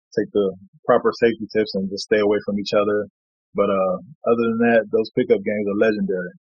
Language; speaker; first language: English; native; English